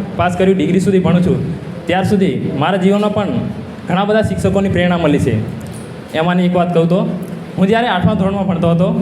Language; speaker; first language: Gujarati; non-native, local second language; Rathawi